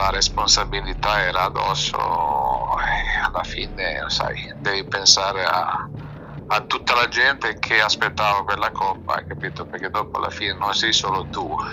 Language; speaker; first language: Italian; non-native, fluent; Serbian